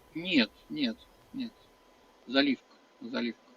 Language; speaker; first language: Russian; native; Russian